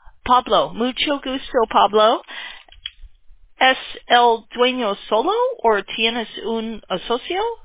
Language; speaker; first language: Spanish; non-native, learner; English